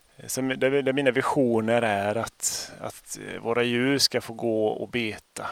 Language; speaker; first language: Swedish; native; Swedish